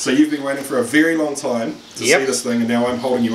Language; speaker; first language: English; native; English